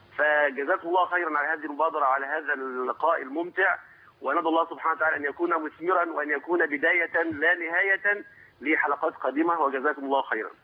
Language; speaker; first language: Arabic; native; Arabic